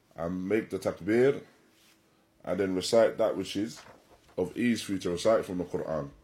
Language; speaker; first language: English; native; English